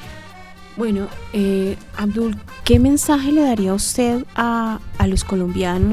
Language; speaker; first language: Spanish; native; Spanish